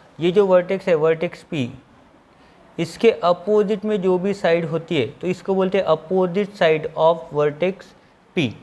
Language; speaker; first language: Hindi; non-native, local second language; Marathi